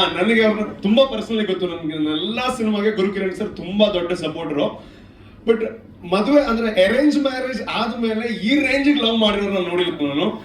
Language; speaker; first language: Kannada; non-native, local second language; Tulu